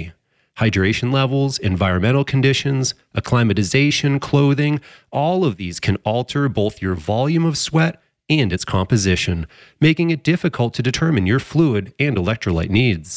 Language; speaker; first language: English; native; English